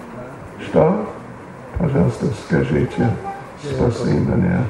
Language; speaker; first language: Russian; non-native, learner; English